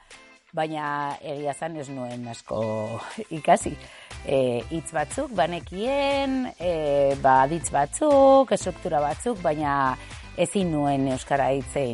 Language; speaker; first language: Basque; non-native, local second language; Spanish